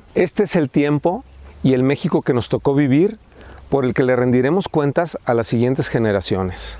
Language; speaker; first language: Spanish; native; Spanish